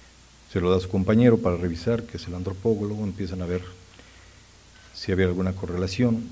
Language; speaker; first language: Spanish; native; Spanish